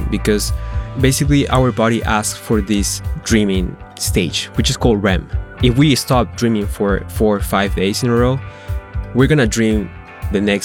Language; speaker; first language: English; non-native, fluent; Spanish